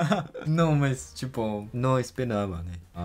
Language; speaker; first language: Portuguese; non-native, fluent; Japanese